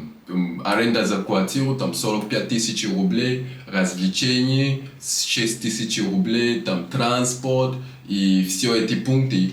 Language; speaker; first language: Russian; non-native, fluent; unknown